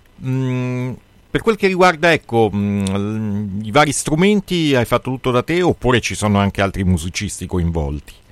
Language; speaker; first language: Italian; native; Italian